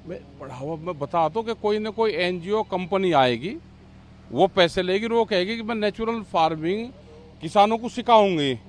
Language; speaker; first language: Hindi; native; Hindi